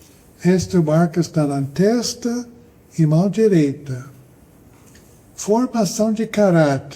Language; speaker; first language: Portuguese; non-native, fluent; English